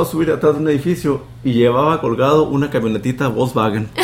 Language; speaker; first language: Spanish; native; Spanish